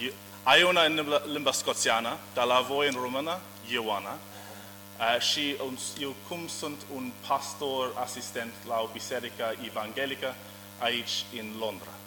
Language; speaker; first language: Romanian; non-native, learner; English